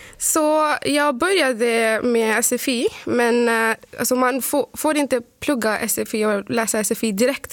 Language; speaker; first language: Swedish; non-native, fluent; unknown